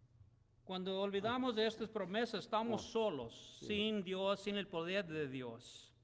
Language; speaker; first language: Spanish; non-native, learner; English